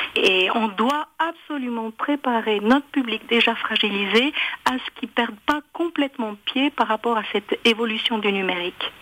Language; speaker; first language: French; native; French